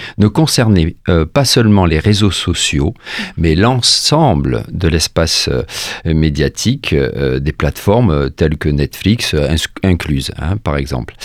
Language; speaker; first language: French; native; French